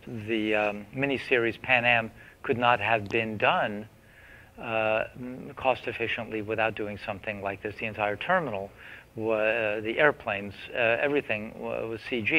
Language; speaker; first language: English; native; English